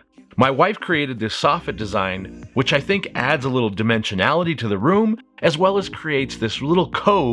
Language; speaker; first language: English; native; English